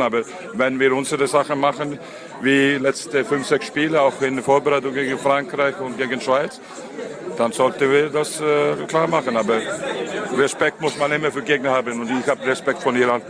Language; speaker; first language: German; non-native, fluent; Icelandic